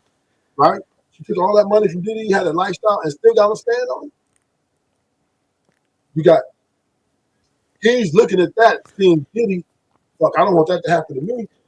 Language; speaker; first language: English; native; English